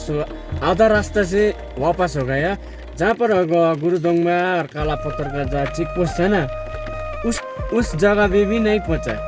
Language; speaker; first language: Hindi; non-native, local second language; Nepali